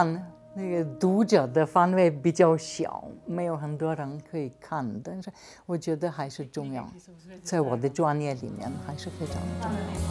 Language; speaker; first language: Chinese; non-native, fluent; Slovenian